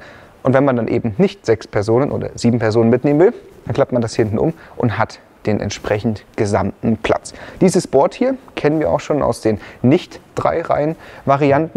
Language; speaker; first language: German; native; German